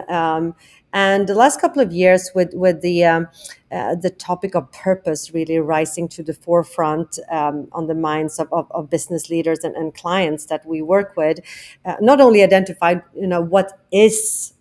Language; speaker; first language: English; non-native, fluent; Swedish